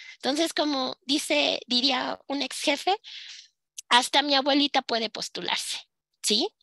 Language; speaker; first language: Spanish; native; Spanish